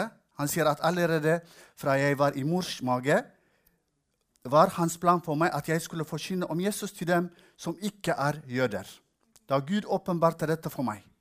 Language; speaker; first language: Norwegian; non-native, fluent; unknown